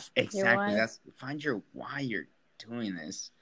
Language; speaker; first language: English; early bilingual, other home language; Spanish